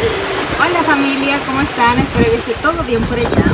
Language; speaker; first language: Spanish; native; Spanish